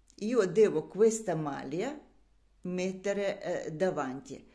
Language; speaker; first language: Italian; non-native, learner; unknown